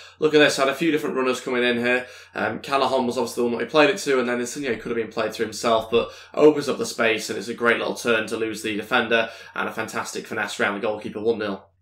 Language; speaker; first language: English; native; English